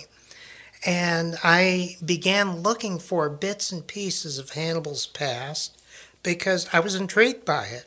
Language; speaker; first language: English; native; English